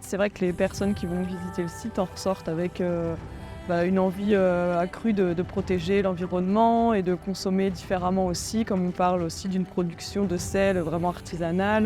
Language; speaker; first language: French; native; French